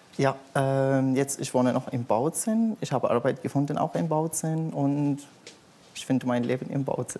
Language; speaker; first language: German; non-native, learner; Arabic